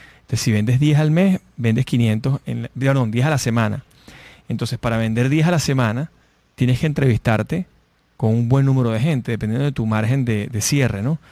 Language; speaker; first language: Spanish; native; Spanish